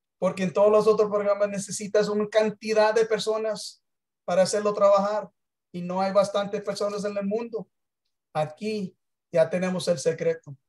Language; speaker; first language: Spanish; early bilingual, heritage; English